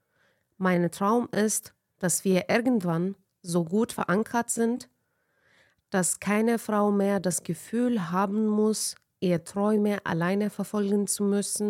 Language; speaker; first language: German; non-native, fluent; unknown